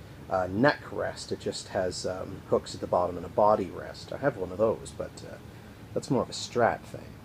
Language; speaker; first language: English; native; English